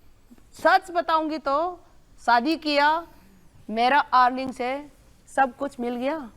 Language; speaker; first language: Hindi; non-native, local second language; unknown